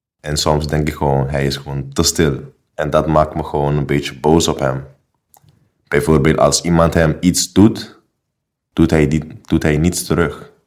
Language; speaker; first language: Dutch; non-native, local second language; Papiamento